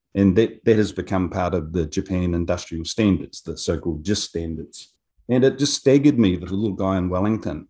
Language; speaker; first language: English; native; English